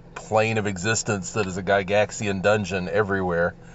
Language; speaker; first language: English; native; English